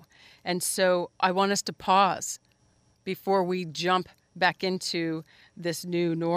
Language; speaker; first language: English; native; English